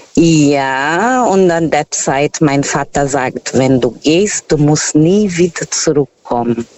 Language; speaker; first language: German; non-native, fluent; Portuguese